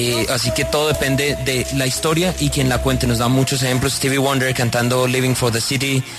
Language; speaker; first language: Spanish; native; Spanish